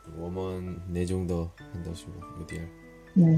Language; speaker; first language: Chinese; non-native, learner; Korean